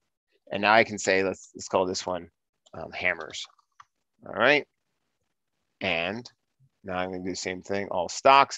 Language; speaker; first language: English; native; English